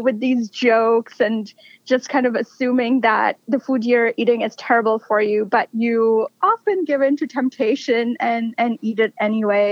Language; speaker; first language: English; non-native, local second language; Bangla